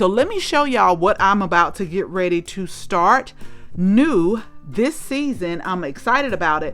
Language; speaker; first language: English; native; English